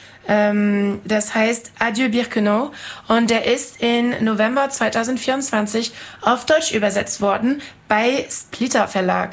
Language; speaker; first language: German; non-native, fluent; French